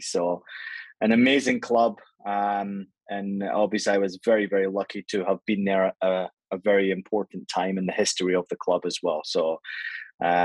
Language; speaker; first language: English; native; English